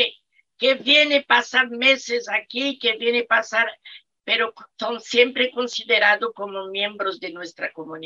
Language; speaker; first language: Spanish; non-native, fluent; Portuguese